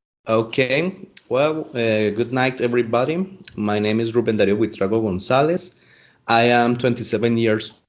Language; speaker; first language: English; non-native, fluent; Spanish